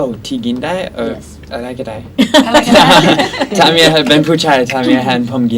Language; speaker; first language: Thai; non-native, learner; English